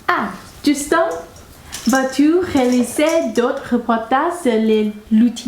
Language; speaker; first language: French; non-native, learner; Thai